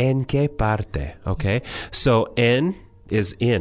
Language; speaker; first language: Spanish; non-native, fluent; English